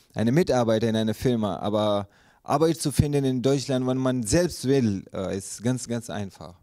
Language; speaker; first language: German; non-native, learner; Urdu